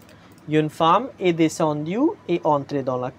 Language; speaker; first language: French; non-native, fluent; Hindi